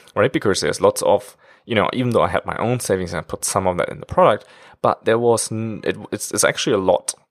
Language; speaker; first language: English; non-native, fluent; German